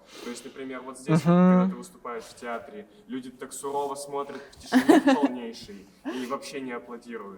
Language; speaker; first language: Russian; native; Russian